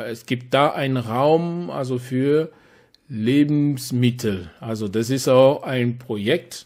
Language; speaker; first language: German; non-native, fluent; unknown